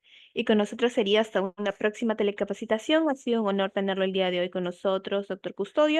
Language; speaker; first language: Spanish; native; Spanish